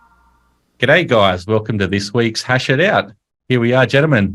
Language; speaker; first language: English; native; English